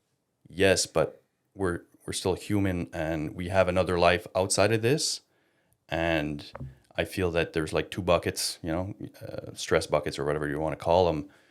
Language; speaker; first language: English; non-native, local second language; French